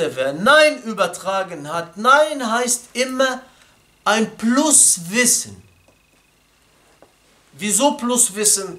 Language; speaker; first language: German; non-native, fluent; Arabic